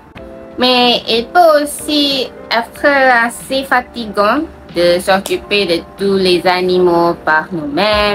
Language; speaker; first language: French; non-native, learner; Malay